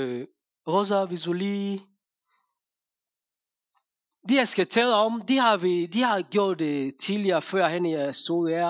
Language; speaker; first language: Danish; non-native, fluent; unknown